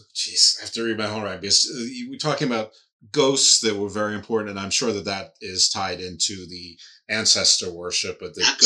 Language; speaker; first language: English; native; English